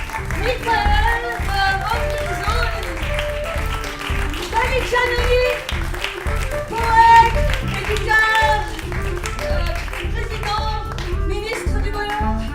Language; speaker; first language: French; native; French